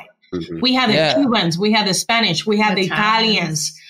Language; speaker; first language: English; non-native, fluent; Spanish